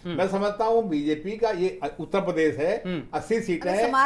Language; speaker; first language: Hindi; native; Hindi